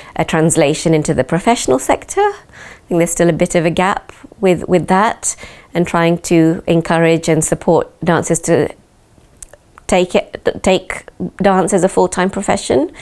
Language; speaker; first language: English; native; English